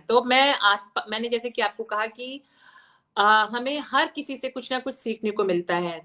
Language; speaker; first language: Hindi; native; Hindi